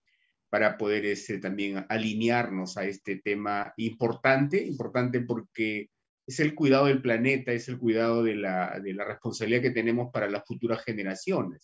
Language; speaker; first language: Spanish; native; Spanish